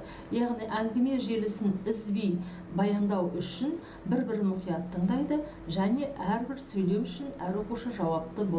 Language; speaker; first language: Kazakh; native; Kazakh